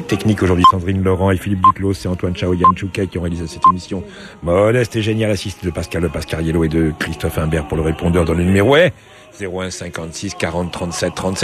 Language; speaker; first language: French; native; French